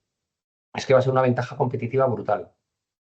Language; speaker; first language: Spanish; native; Spanish